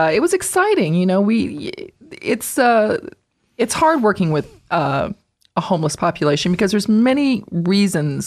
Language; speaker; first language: English; native; English